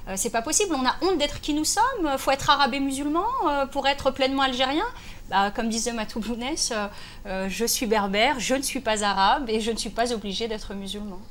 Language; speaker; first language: French; native; French